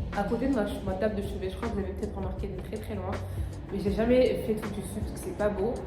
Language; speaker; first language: French; non-native, local second language; Wolof